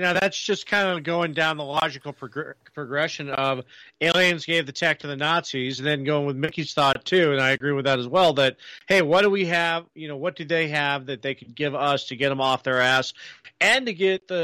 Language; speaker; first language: English; native; English